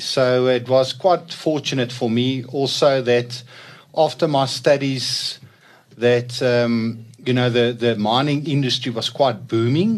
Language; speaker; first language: English; non-native, local second language; Afrikaans